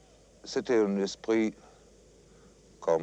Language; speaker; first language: French; non-native, fluent; German